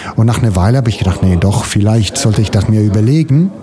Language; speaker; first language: German; non-native, fluent; Italian